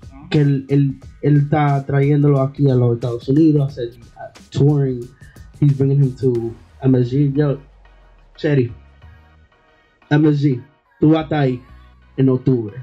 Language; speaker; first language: Spanish; early bilingual, other home language; English